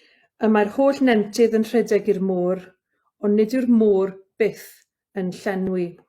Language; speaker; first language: Welsh; native; Welsh